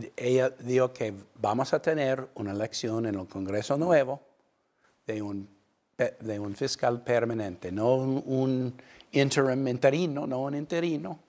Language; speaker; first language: Spanish; non-native, fluent; English